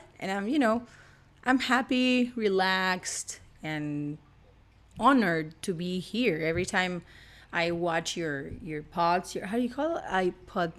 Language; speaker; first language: English; non-native, fluent; Spanish